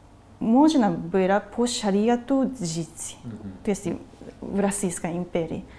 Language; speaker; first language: Russian; non-native, fluent; Japanese